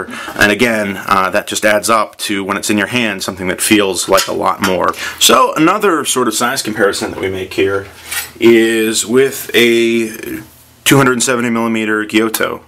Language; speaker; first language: English; native; English